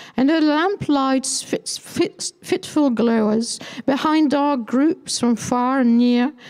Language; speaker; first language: English; non-native, fluent; French